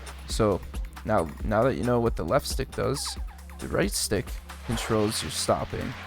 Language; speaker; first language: English; native; English